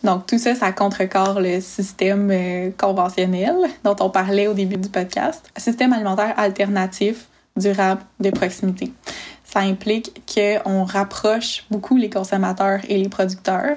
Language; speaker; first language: French; native; French